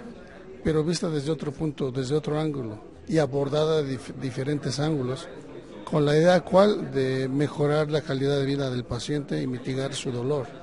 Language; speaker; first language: Spanish; native; Spanish